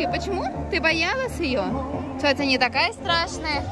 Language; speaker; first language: Russian; native; Russian